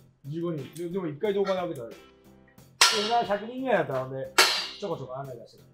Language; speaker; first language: Japanese; native; Japanese